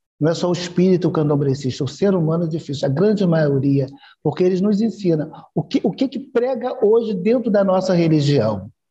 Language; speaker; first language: Portuguese; native; Portuguese